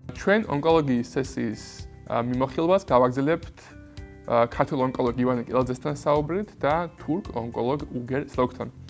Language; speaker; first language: Georgian; native; Georgian